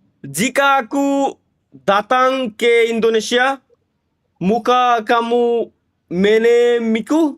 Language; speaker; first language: Indonesian; non-native, learner; Bangla